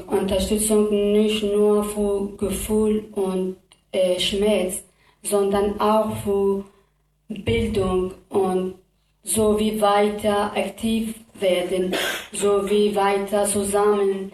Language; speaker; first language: German; non-native, learner; Kurdish